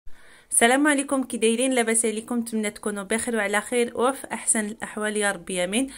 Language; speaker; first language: Arabic; non-native, local second language; Riffian